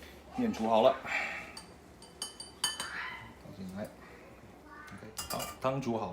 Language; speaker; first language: Chinese; early bilingual, heritage; Chinese